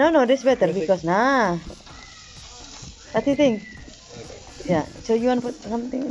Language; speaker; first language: English; non-native, learner; Indonesian